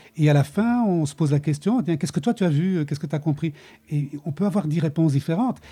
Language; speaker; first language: French; native; French